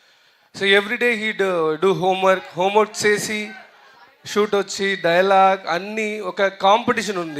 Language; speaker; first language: Telugu; non-native, learner; Tamil